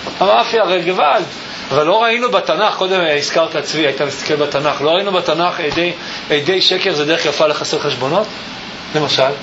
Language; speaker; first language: Hebrew; native; Hebrew